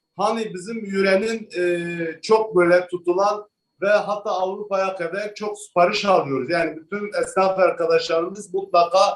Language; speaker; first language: Turkish; native; Turkish